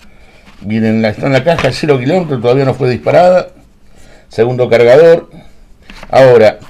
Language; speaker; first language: Spanish; native; Spanish